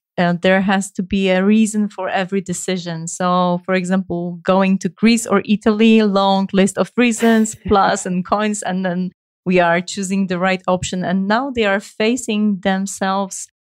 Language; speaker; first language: English; non-native, fluent; Polish